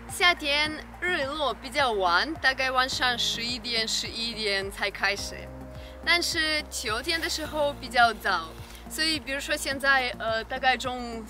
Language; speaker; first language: Chinese; non-native, fluent; Russian